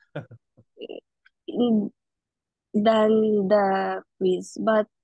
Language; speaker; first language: English; non-native, local second language; Filipino